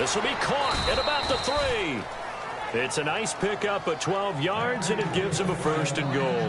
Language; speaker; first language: English; native; English